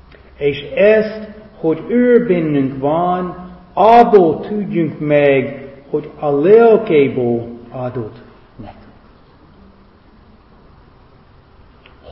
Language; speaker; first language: Hungarian; non-native, fluent; English